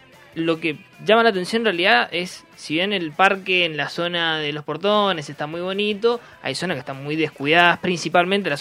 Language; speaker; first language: Spanish; native; Spanish